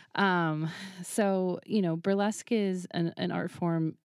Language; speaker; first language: English; native; English